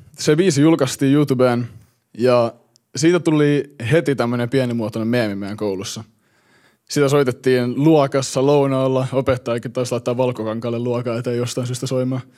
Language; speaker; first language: Finnish; early bilingual, heritage; Finnish